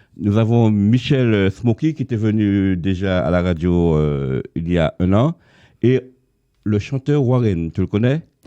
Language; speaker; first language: French; native; French